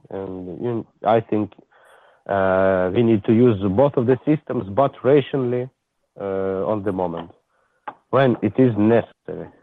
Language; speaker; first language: English; non-native, learner; Ukrainian